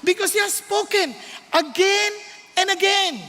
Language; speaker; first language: English; non-native, local second language; Filipino